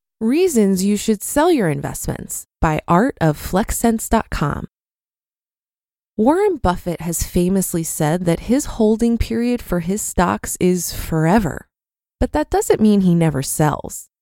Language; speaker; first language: English; native; English